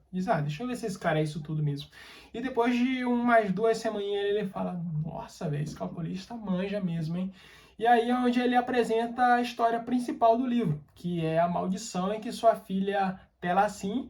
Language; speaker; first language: Portuguese; native; Portuguese